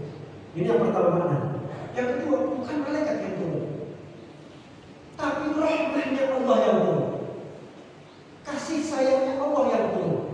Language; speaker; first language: Indonesian; non-native, local second language; Javanese